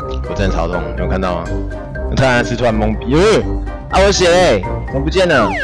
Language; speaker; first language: Chinese; native; Chinese